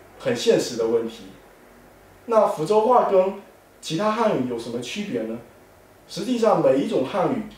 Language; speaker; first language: Chinese; native; Chinese